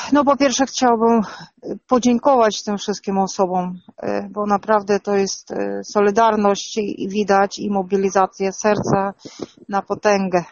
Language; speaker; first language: Polish; non-native, fluent; Russian